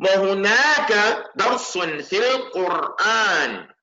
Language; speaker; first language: Arabic; non-native, fluent; English